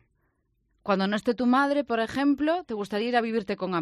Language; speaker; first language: Spanish; native; Spanish